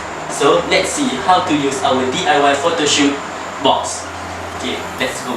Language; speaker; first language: English; non-native, local second language; Malay